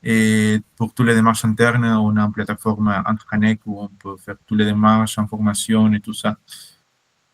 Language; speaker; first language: French; non-native, fluent; Spanish